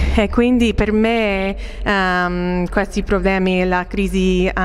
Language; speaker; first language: Italian; non-native, fluent; English